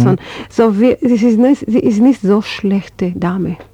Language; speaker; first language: German; non-native, learner; Hebrew